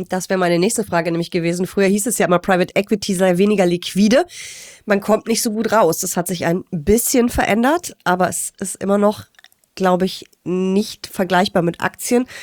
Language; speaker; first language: German; native; German